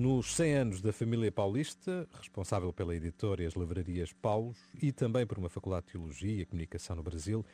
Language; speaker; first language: Portuguese; native; Portuguese